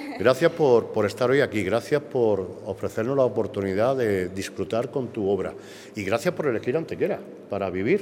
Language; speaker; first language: Spanish; native; Spanish